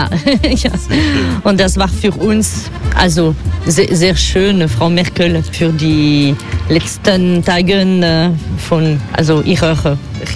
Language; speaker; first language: German; non-native, fluent; French